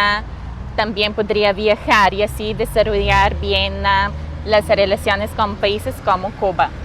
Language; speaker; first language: Spanish; non-native, fluent; Bulgarian